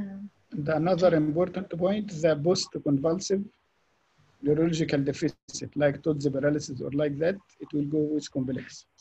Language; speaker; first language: English; non-native, fluent; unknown